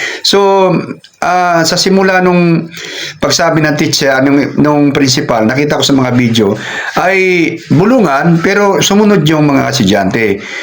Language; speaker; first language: Filipino; non-native, local second language; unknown